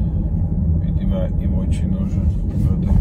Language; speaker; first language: Russian; non-native, fluent; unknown